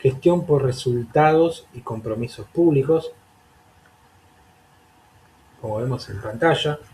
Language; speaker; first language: Spanish; native; Spanish